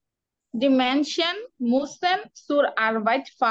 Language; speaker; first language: German; non-native, learner; Bangla